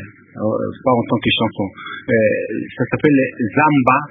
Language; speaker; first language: French; non-native, local second language; Lingala